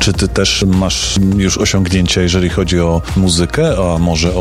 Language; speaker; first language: Polish; native; Polish